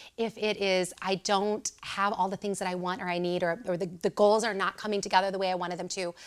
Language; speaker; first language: English; native; English